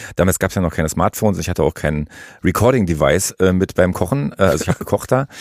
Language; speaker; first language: German; native; German